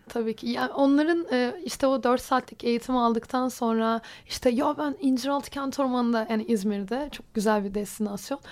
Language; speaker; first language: Turkish; native; Turkish